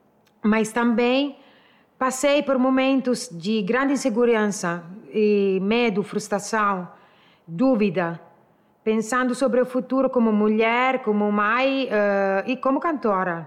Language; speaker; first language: Portuguese; non-native, learner; Italian